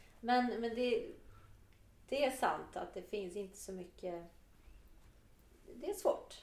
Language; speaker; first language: Swedish; non-native, fluent; Portuguese